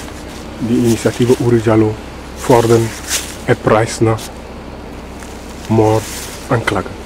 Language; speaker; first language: German; non-native, learner; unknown